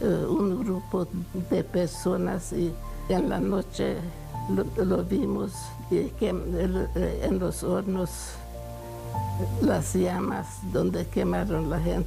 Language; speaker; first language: Spanish; non-native, fluent; Hungarian